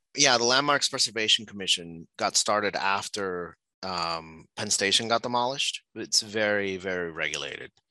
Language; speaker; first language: English; non-native, local second language; Spanish